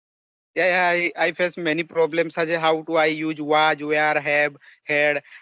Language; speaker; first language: English; non-native, learner; Odia